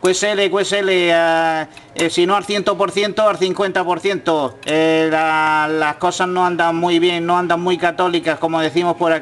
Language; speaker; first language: Spanish; native; Spanish